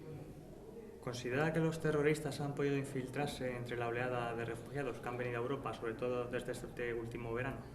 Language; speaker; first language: Spanish; native; Spanish